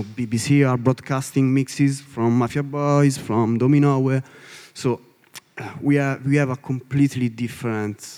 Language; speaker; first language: English; non-native, learner; Italian